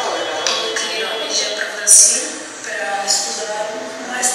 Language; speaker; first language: Portuguese; non-native, learner; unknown